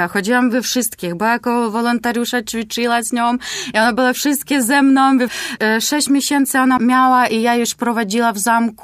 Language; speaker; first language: Polish; non-native, learner; Ukrainian